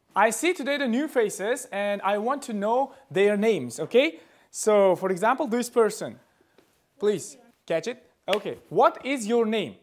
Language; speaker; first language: English; non-native, fluent; Uzbek